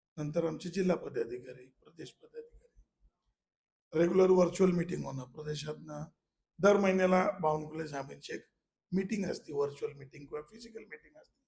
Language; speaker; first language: Marathi; non-native, local second language; Malayalam